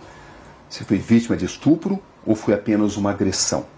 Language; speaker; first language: Portuguese; native; Portuguese